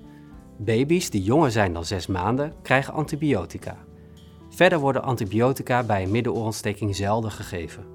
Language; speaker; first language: Dutch; native; Dutch